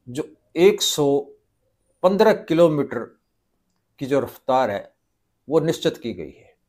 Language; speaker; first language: Hindi; non-native, local second language; Punjabi